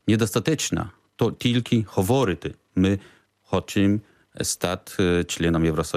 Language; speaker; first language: Ukrainian; non-native, fluent; Polish